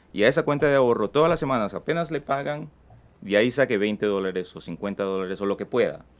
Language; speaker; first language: Spanish; native; Spanish